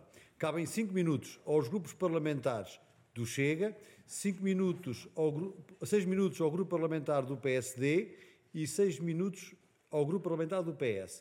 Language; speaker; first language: Portuguese; native; Portuguese